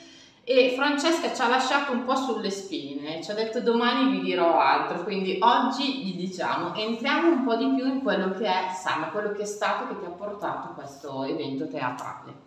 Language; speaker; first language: Italian; native; Italian